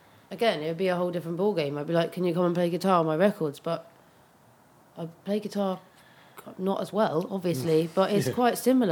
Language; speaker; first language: English; native; English